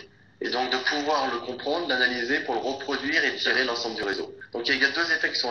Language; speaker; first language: French; native; French